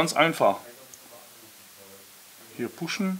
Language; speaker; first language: German; non-native, learner; French